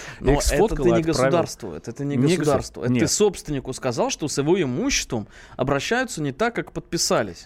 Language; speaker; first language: Russian; native; Russian